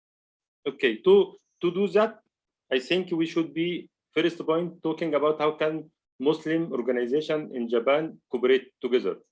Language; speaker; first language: English; non-native, learner; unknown